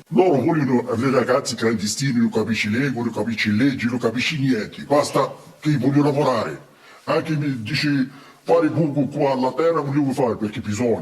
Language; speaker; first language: Italian; non-native, learner; Arabic